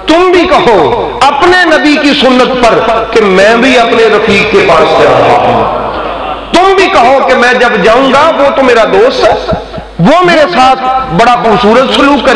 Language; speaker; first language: Hindi; non-native, local second language; Punjabi